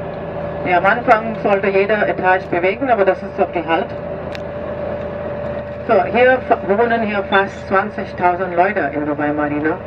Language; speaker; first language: German; non-native, fluent; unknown